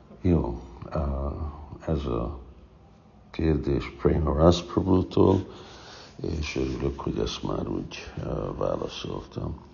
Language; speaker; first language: Hungarian; non-native, fluent; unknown